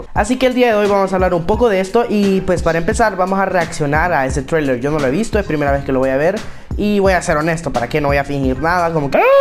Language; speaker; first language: Spanish; native; Spanish